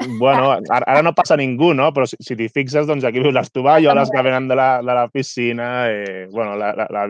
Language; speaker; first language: Catalan; native; Catalan